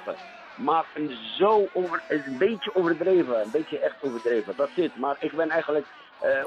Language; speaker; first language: Dutch; non-native, learner; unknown